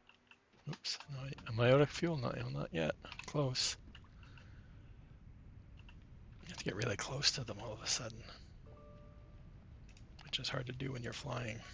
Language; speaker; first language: English; native; English